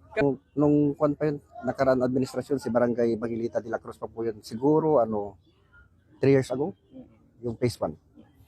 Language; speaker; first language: Filipino; non-native, local second language; Pangasinan